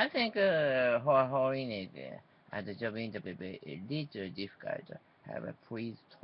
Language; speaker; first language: English; non-native, learner; Japanese